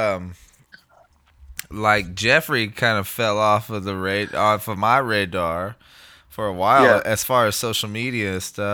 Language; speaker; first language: English; native; English